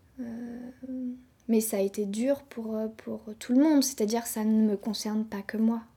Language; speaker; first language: French; native; French